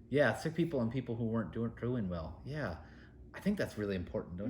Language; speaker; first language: English; native; English